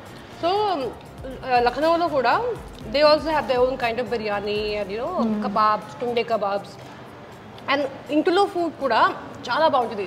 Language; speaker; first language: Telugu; non-native, learner; Hindi